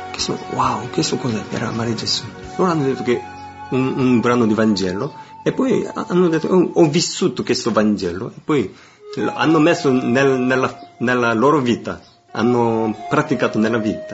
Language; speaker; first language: Italian; non-native, fluent; Korean